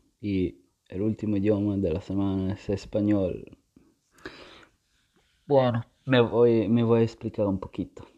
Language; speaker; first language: Spanish; non-native, fluent; Italian